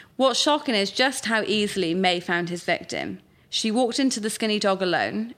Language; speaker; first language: English; native; English